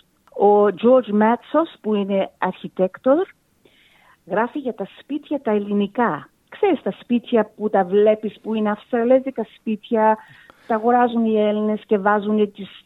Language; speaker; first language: Greek; early bilingual, heritage; Greek